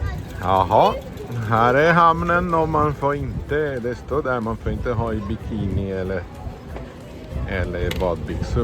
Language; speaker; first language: Swedish; non-native, fluent; Portuguese